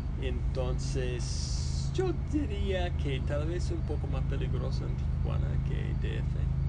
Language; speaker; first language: Spanish; non-native, fluent; English